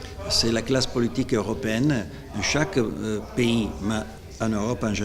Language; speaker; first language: French; non-native, fluent; Italian